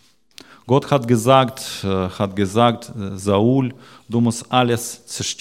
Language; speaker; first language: German; non-native, learner; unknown